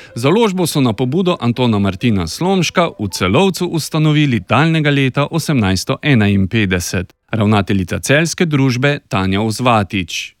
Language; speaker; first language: Slovenian; native; Slovenian